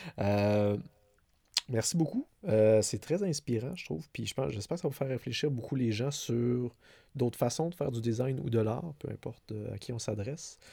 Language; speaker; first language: French; native; French